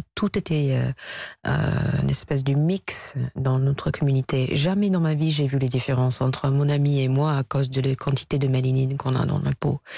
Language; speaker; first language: French; non-native, fluent; English